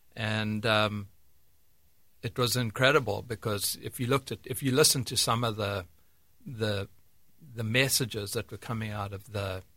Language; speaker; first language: English; native; English